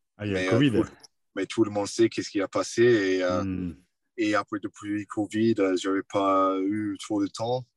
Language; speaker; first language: French; non-native, fluent; English